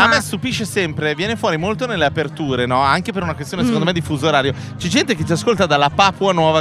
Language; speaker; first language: Italian; native; Italian